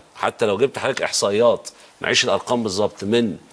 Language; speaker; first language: Arabic; native; Arabic